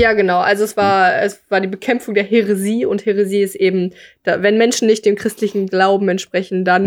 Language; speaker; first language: German; native; German